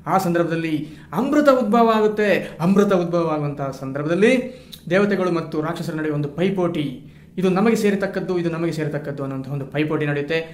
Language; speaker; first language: Kannada; non-native, local second language; Kodava